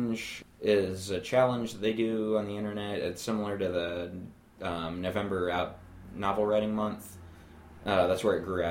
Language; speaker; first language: English; native; English